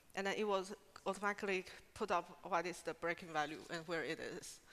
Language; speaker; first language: English; non-native, fluent; Chinese